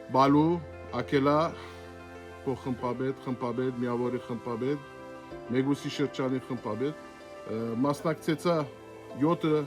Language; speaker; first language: Armenian; early bilingual, heritage; Armenian